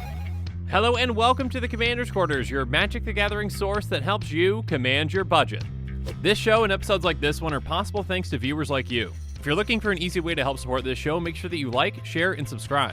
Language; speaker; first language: English; native; English